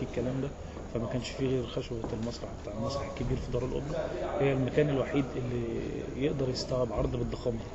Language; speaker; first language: Arabic; native; Arabic